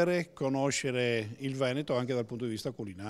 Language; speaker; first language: Italian; native; Italian